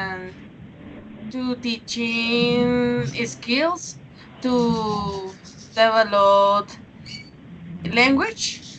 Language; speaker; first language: English; non-native, learner; Spanish